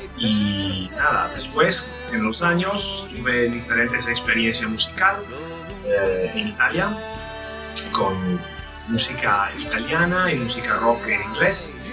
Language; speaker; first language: Spanish; non-native, fluent; Italian